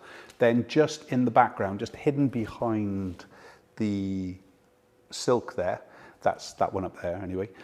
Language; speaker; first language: English; native; English